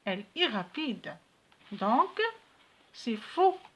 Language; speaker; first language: French; non-native, local second language; Arabic